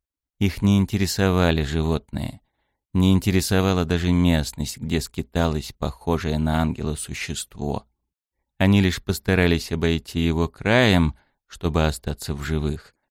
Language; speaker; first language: Russian; native; Russian